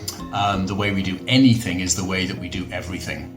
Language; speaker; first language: English; native; English